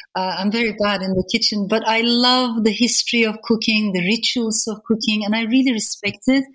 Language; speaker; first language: English; non-native, fluent; Turkish